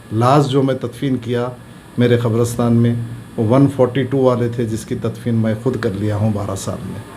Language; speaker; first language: Urdu; native; Urdu